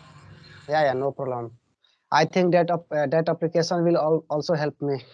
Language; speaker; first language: English; non-native, learner; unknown